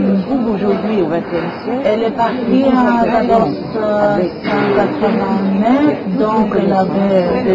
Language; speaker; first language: French; non-native, fluent; Greek